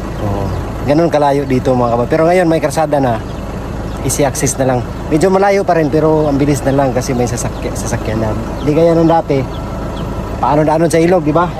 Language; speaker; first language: Filipino; non-native, local second language; Cebuano